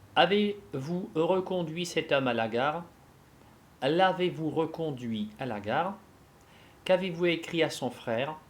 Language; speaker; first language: French; non-native, fluent; Russian